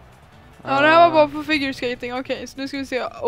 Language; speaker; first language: Swedish; native; Swedish